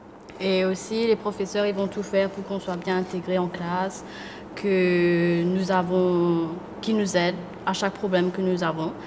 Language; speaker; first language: French; non-native, local second language; Morisyen